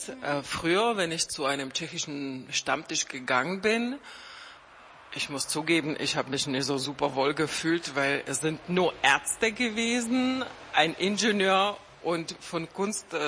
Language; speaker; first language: German; non-native, fluent; Czech